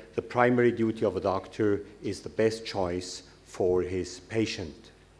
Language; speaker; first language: English; non-native, fluent; German